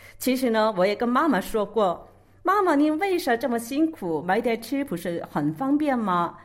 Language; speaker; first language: Chinese; non-native, fluent; Korean